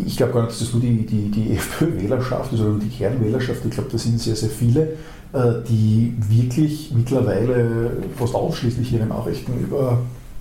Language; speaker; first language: German; native; German